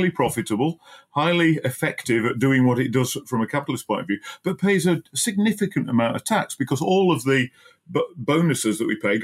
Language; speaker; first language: English; native; English